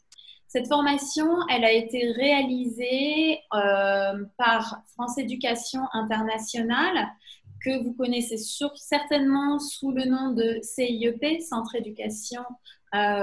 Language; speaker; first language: French; native; French